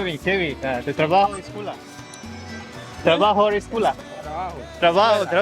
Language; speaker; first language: Spanish; non-native, learner; Hindi